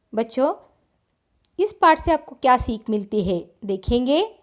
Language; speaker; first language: Hindi; non-native, local second language; Kannada